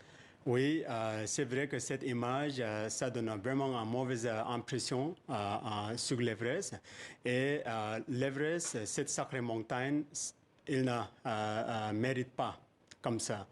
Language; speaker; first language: French; non-native, fluent; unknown